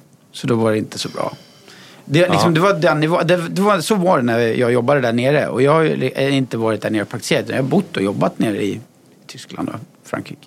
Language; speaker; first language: Swedish; native; Swedish